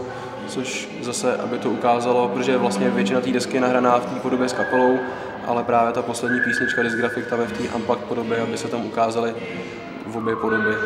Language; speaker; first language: Czech; native; Czech